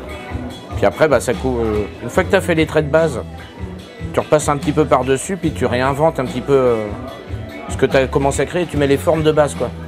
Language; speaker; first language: French; native; French